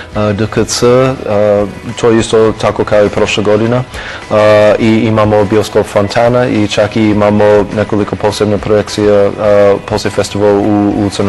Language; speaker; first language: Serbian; non-native, fluent; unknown